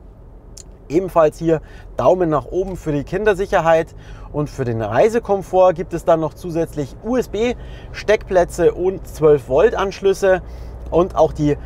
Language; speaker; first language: German; native; German